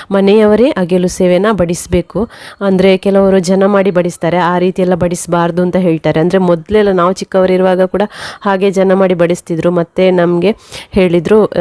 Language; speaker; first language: Kannada; non-native, local second language; Tulu